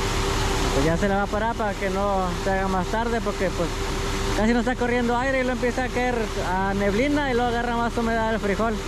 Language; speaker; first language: Spanish; native; Spanish